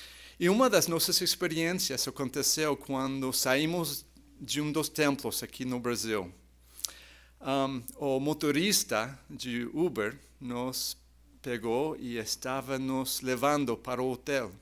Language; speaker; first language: Portuguese; non-native, fluent; English